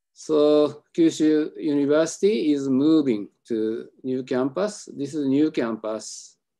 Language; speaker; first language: English; non-native, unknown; Japanese